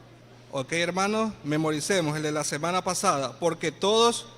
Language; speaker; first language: Spanish; native; Spanish